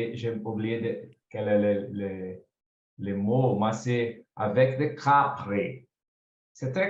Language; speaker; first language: French; non-native, learner; Portuguese